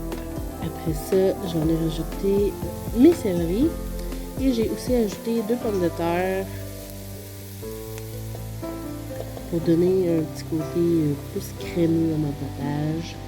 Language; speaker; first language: French; native; French